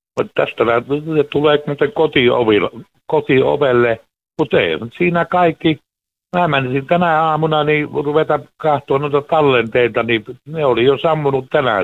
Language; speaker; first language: Finnish; native; Finnish